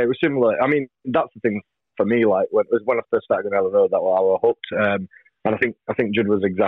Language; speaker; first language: English; native; English